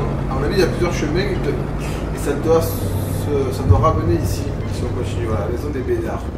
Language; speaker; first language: French; native; French